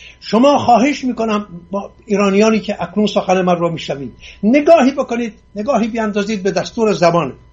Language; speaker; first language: Persian; non-native, local second language; Assyrian Neo-Aramaic